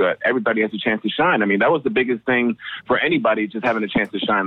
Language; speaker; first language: English; native; English